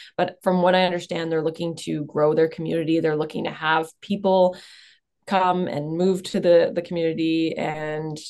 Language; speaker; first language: English; native; English